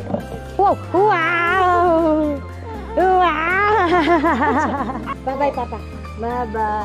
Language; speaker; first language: Japanese; non-native, learner; Filipino